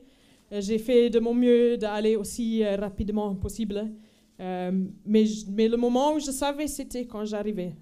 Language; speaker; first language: French; non-native, fluent; Afrikaans